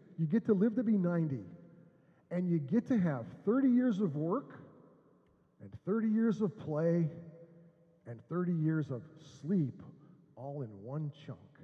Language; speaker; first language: English; native; English